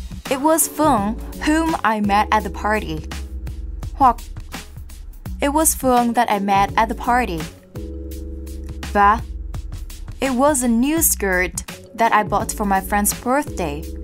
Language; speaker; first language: English; non-native, fluent; Vietnamese